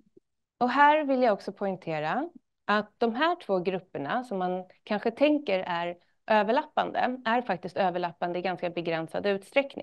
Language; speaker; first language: Swedish; native; Swedish